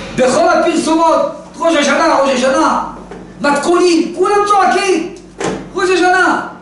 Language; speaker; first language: Hebrew; native; Hebrew